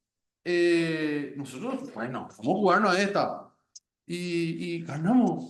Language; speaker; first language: Spanish; native; Spanish